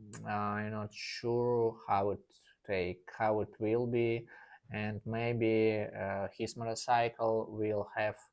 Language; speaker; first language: English; non-native, learner; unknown